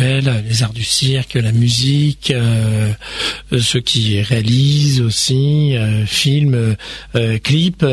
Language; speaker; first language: French; native; French